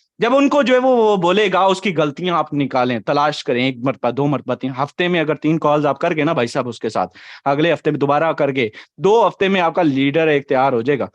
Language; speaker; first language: Urdu; non-native, local second language; Punjabi